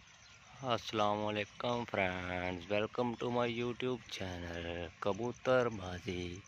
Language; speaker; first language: Hindi; non-native, local second language; Punjabi